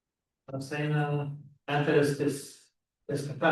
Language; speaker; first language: Spanish; non-native, learner; English